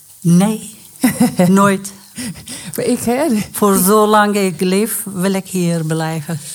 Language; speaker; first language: Dutch; non-native, learner; Persian